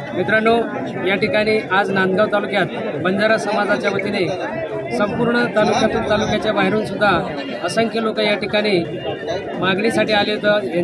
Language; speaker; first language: Marathi; non-native, local second language; Lambadi